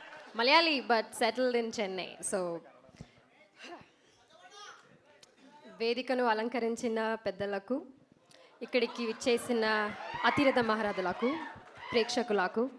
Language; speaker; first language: Telugu; non-native, learner; Malayalam